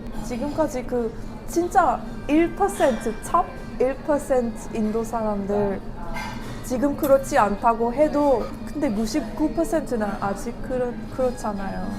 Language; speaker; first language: Korean; non-native, fluent; Hindi